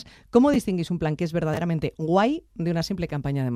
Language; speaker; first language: Spanish; native; Spanish